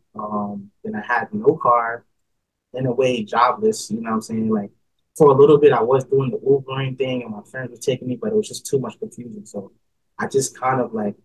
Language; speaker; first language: English; native; English